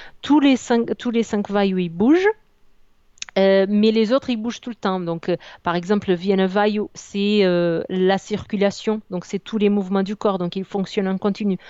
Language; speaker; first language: French; non-native, fluent; Portuguese